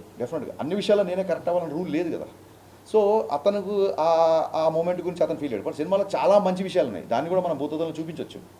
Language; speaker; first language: Telugu; native; Telugu